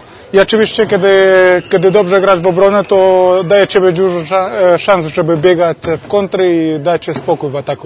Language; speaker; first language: Polish; non-native, fluent; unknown